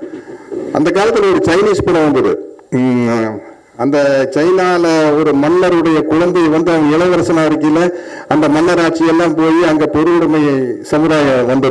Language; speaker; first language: Tamil; native; Tamil